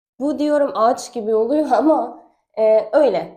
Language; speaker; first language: Turkish; non-native, fluent; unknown